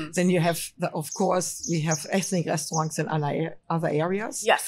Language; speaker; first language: English; non-native, fluent; German